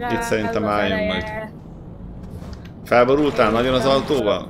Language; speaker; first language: Hungarian; native; Hungarian